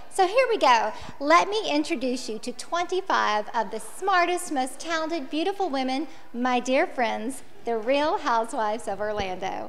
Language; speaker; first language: English; native; English